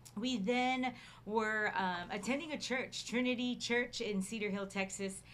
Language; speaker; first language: English; native; English